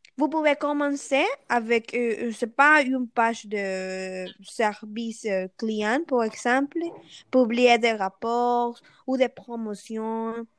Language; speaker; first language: French; non-native, learner; Spanish